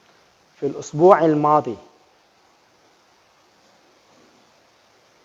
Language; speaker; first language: Arabic; non-native, fluent; Indonesian